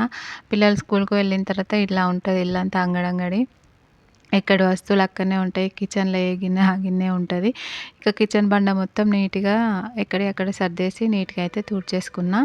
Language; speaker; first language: Telugu; native; Telugu